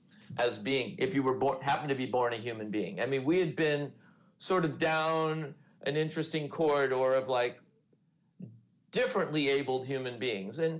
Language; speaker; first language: English; native; English